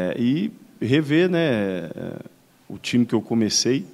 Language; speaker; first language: Portuguese; native; Portuguese